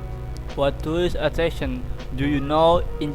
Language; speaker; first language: English; non-native, learner; Indonesian